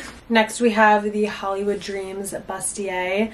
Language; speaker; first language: English; native; English